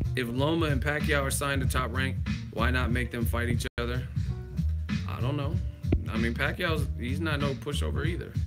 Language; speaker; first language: English; native; English